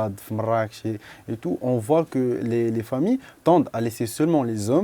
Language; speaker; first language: French; non-native, local second language; Arabic